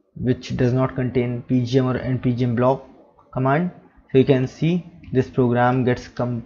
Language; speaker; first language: English; non-native, local second language; Hindi